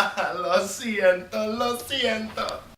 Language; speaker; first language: Spanish; non-native, learner; English